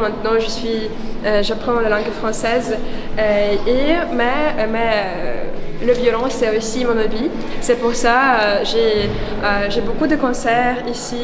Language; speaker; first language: French; non-native, fluent; Ukrainian